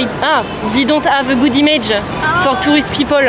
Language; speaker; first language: English; non-native, fluent; French